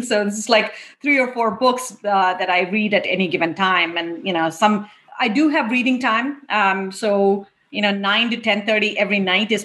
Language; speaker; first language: English; non-native, local second language; Tamil